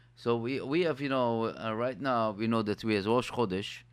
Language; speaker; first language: English; non-native, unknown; Hebrew